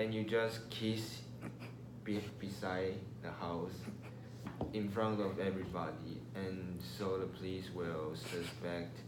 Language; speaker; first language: English; non-native, learner; Chinese